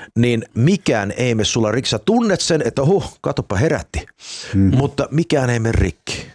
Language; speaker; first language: Finnish; early bilingual, heritage; Finnish